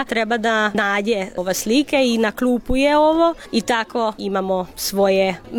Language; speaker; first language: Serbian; non-native, local second language; Hungarian